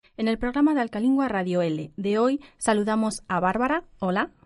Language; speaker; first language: Spanish; native; Spanish